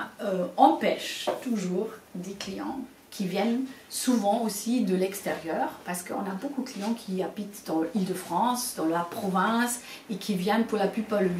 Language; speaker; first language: French; non-native, fluent; German